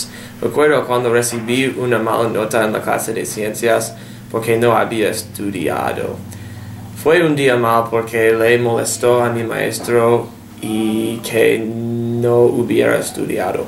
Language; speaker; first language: Spanish; non-native, learner; English